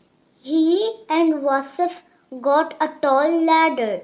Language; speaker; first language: English; non-native, local second language; Urdu